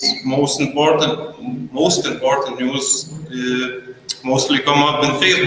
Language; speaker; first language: English; non-native, learner; Lithuanian